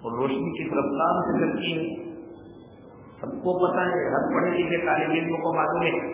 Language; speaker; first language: Urdu; native; Urdu